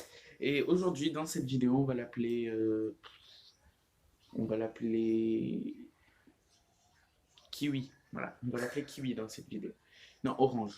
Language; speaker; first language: French; native; French